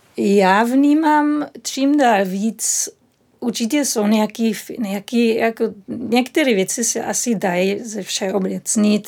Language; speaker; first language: Czech; non-native, fluent; German